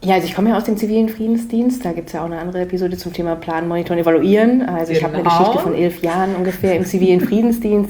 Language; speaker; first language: German; native; German